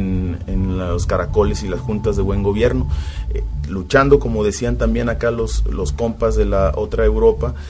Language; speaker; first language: Spanish; native; Spanish